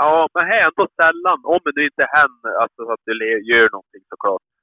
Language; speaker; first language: Swedish; native; Swedish